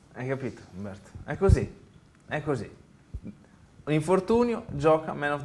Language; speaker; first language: Italian; native; Italian